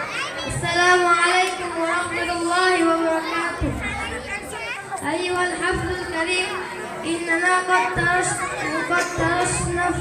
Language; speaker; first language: Arabic; non-native, learner; Bangla